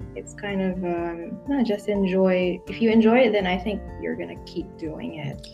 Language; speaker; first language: English; non-native, local second language; Filipino